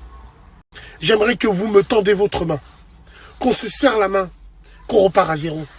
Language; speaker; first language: French; native; French